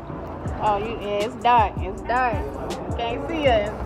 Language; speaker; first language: English; native; English